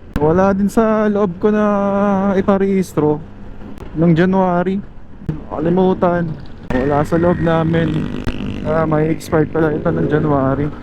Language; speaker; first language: Filipino; non-native, local second language; Cebuano